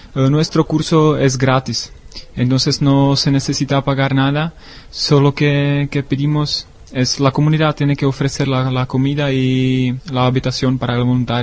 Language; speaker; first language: Spanish; non-native, learner; Czech